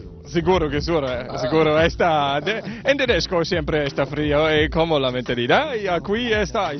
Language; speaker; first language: Spanish; non-native, learner; German